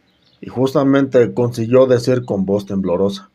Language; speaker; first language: Spanish; native; Spanish